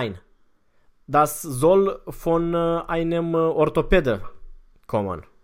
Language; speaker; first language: German; non-native, fluent; Romanian